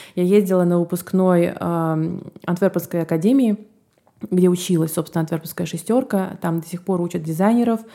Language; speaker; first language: Russian; native; Russian